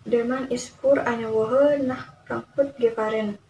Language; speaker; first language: German; non-native, learner; Indonesian